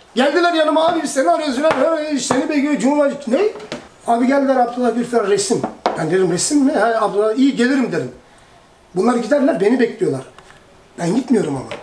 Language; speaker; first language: Turkish; early bilingual, heritage; Turkish